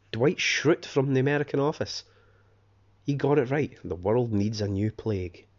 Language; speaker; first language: English; native; English